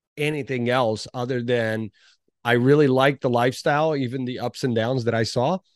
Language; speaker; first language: English; early bilingual, other home language; Portuguese